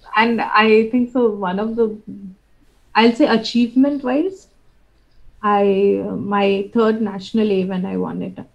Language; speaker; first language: English; non-native, local second language; Bangla